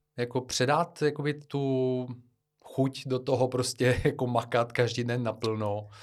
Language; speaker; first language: Czech; non-native, fluent; Bulgarian